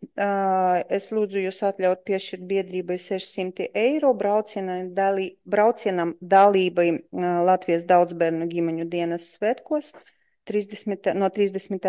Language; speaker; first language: Latvian; non-native, local second language; Russian